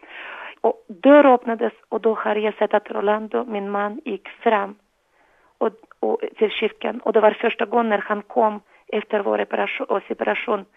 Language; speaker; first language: Swedish; non-native, learner; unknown